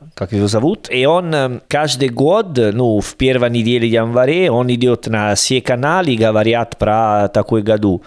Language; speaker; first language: Russian; non-native, learner; Italian